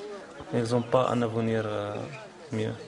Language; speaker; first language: French; non-native, local second language; Arabic